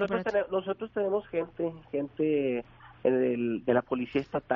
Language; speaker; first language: Spanish; native; Spanish